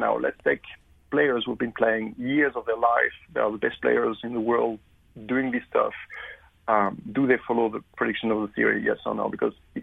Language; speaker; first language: English; non-native, fluent; French